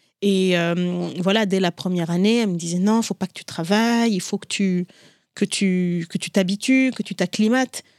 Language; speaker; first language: French; non-native, local second language; Ngazidja Comorian